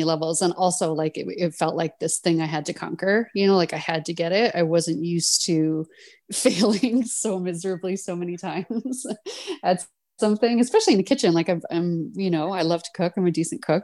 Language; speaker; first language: English; native; English